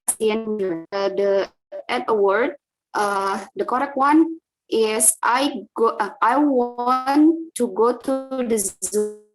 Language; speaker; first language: English; non-native, fluent; Indonesian